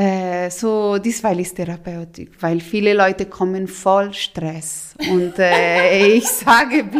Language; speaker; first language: German; non-native, local second language; Italian